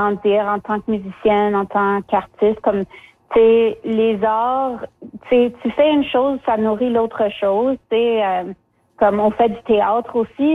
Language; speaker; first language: French; early bilingual, other home language; Spanish